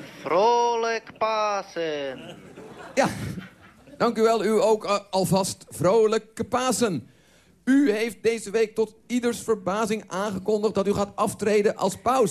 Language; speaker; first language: Dutch; native; Dutch